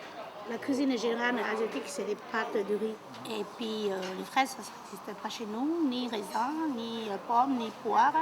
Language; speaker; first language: French; non-native, learner; Hmong